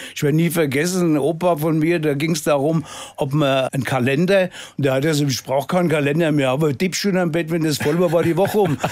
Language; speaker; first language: German; native; German